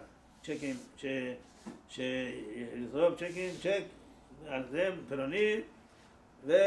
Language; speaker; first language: Hebrew; non-native, fluent; Persian